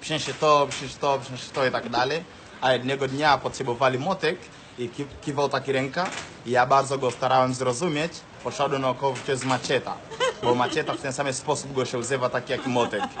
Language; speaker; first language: Polish; non-native, learner; Swahili